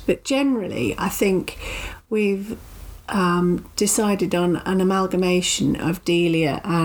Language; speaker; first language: English; native; English